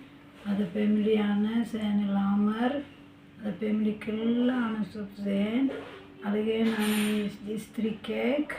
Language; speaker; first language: Arabic; non-native, learner; Sinhala